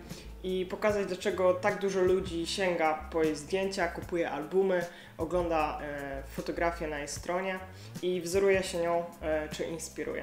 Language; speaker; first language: Polish; native; Polish